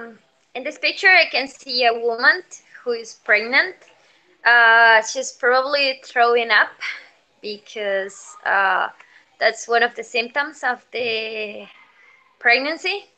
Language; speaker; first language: English; non-native, fluent; Spanish